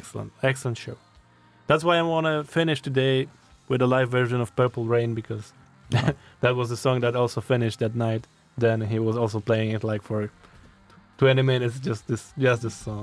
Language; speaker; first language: English; non-native, fluent; Polish